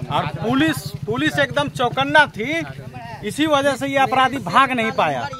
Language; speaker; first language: Hindi; native; Hindi